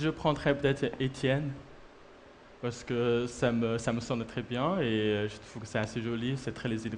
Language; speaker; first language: French; non-native, fluent; Chinese